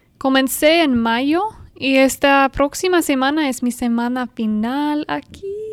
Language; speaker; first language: Spanish; non-native, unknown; English